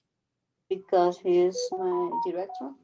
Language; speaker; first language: English; non-native, learner; Spanish